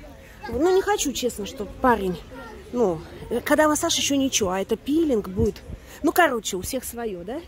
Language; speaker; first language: Russian; native; Russian